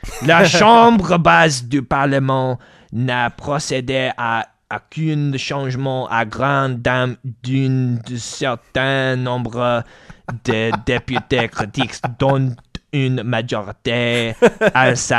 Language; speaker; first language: French; non-native, learner; English